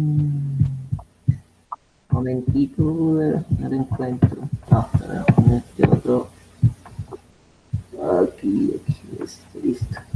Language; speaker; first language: Spanish; native; Spanish